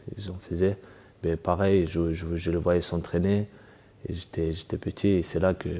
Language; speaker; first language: French; early bilingual, other home language; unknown